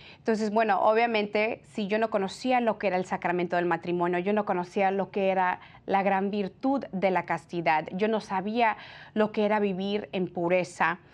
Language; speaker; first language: Spanish; early bilingual, heritage; Spanish